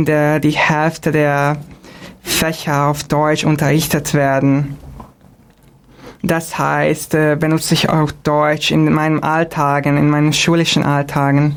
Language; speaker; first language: German; non-native, fluent; Hungarian